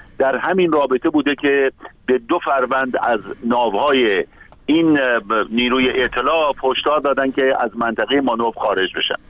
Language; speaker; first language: Persian; native; Persian